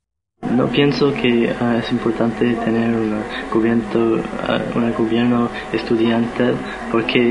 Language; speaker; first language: Spanish; non-native, learner; English